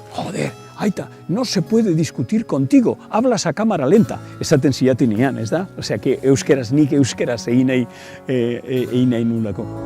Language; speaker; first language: Basque; non-native, local second language; Spanish